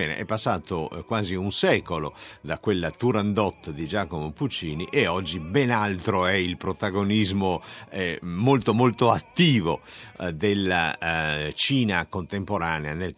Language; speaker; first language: Italian; native; Italian